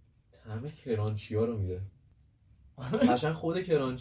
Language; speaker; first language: Persian; native; Persian